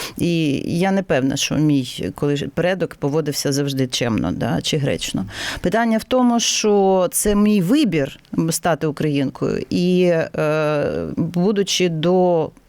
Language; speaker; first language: Ukrainian; non-native, local second language; Russian